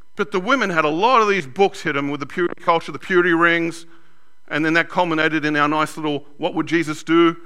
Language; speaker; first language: English; native; English